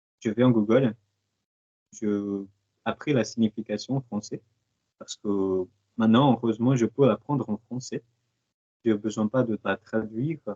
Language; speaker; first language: French; non-native, fluent; Portuguese